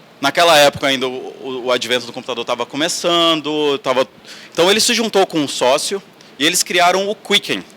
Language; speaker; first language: Portuguese; native; Portuguese